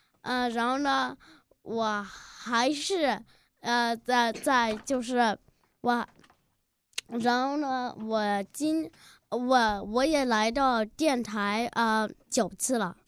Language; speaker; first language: Chinese; early bilingual, heritage; Chinese